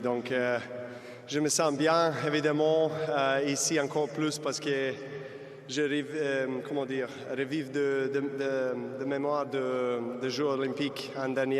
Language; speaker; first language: French; non-native, learner; Serbian